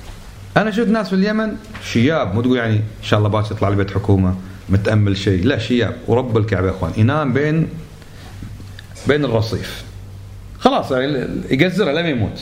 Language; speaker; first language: Arabic; native; Arabic